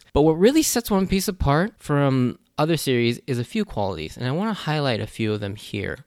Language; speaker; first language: English; native; English